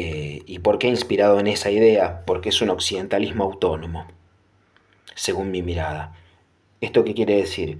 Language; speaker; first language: Spanish; native; Spanish